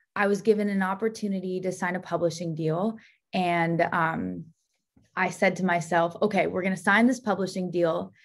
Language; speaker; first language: English; native; English